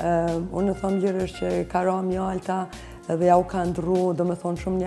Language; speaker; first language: Albanian; native; Albanian